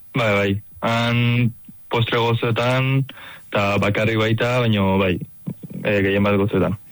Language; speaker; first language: Basque; early bilingual, other home language; Filipino